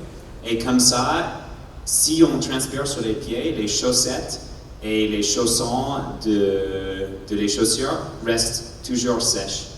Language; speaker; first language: French; non-native, learner; English